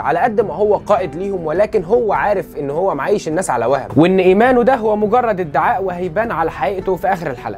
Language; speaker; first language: Arabic; native; Arabic